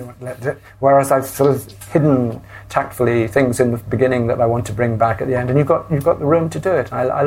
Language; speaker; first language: English; native; English